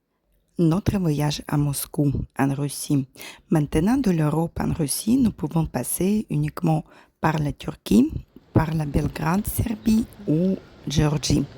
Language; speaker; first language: French; non-native, fluent; Russian